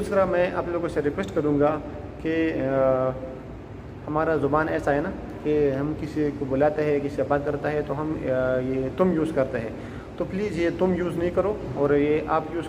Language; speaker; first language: Hindi; non-native, local second language; Pashto